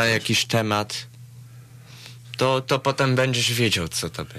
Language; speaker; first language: Polish; early bilingual, heritage; Polish